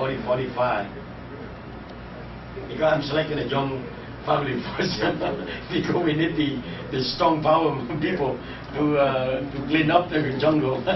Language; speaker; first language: English; non-native, learner; Vietnamese